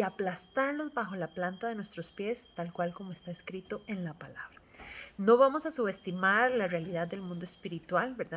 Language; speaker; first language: Spanish; native; Spanish